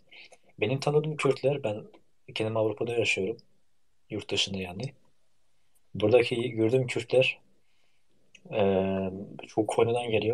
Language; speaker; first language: Turkish; early bilingual, heritage; Turkish